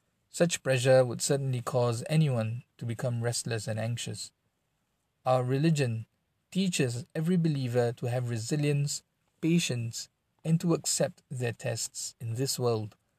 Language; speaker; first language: English; non-native, local second language; Malay